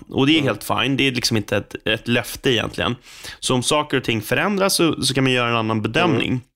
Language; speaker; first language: Swedish; native; Swedish